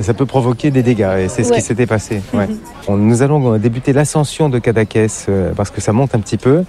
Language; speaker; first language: French; native; French